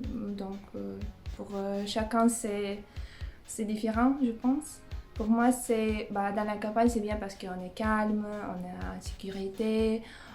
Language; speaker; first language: French; non-native, fluent; Russian